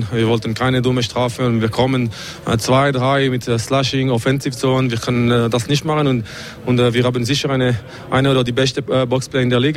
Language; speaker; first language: German; non-native, learner; French